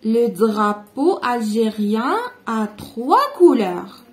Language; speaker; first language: French; non-native, local second language; Arabic